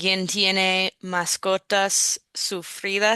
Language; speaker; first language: Spanish; non-native, fluent; English